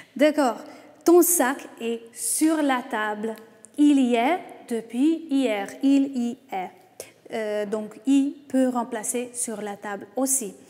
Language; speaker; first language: French; non-native, fluent; Hungarian